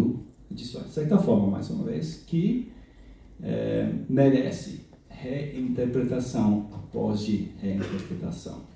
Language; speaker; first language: Portuguese; non-native, fluent; English